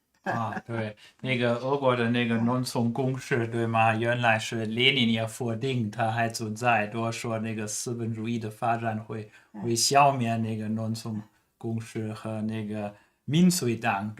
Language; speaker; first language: Chinese; non-native, fluent; German